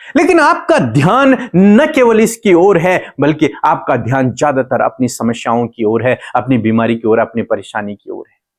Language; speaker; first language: Hindi; native; Hindi